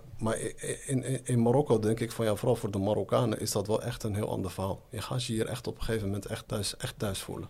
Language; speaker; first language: Dutch; native; Dutch